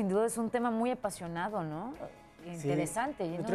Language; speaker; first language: Spanish; native; Spanish